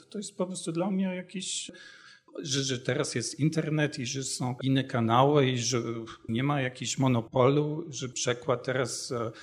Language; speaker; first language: Polish; non-native, fluent; German